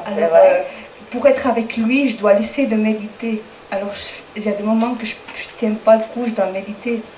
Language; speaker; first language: French; non-native, learner; Spanish